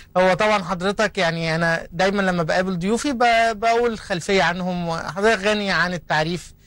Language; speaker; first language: Egyptian Arabic; native; Egyptian Arabic